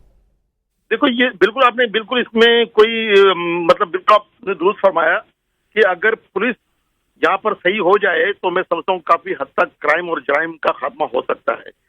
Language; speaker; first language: Urdu; native; Urdu